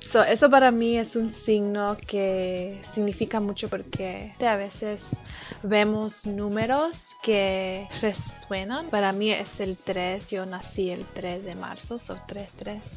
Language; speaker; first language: Spanish; early bilingual, heritage; Spanish